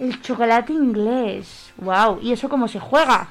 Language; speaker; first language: Spanish; native; Spanish